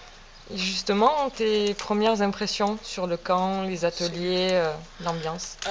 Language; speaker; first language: French; native; French